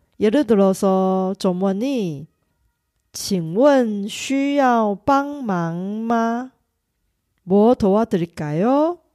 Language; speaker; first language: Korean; non-native, fluent; Chinese